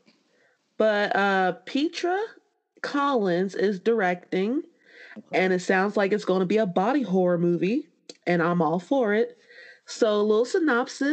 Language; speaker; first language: English; native; English